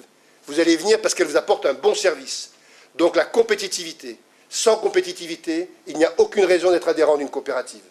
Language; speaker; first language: French; native; French